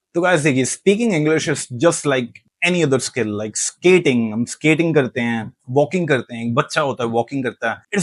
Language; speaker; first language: Hindi; native; Hindi